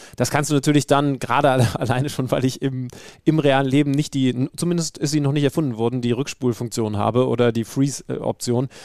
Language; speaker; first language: German; native; German